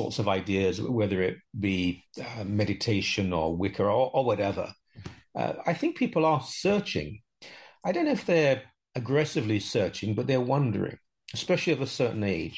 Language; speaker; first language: English; native; English